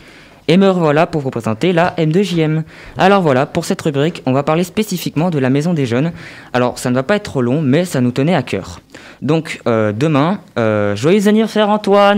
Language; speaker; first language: French; native; French